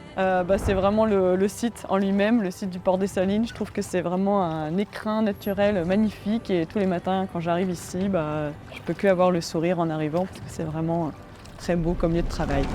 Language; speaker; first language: French; native; French